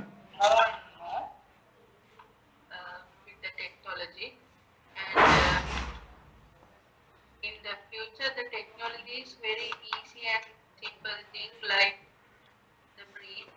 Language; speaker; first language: English; non-native, learner; Sinhala